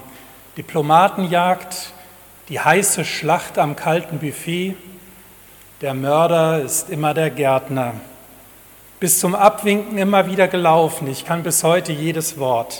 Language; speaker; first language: German; native; German